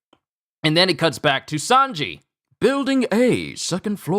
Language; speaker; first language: English; native; English